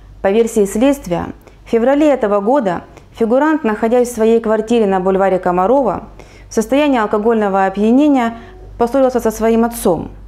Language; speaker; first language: Russian; native; Russian